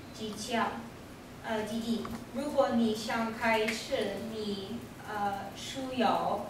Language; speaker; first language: Chinese; non-native, learner; English